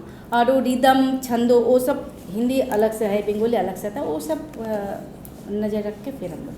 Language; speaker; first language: Hindi; non-native, local second language; Bangla